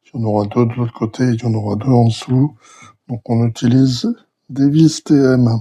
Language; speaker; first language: French; native; French